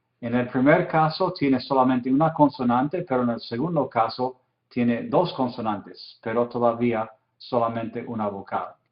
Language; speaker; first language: Spanish; non-native, fluent; English